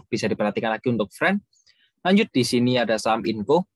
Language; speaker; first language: Indonesian; native; Indonesian